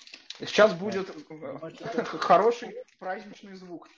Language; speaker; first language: Russian; native; Russian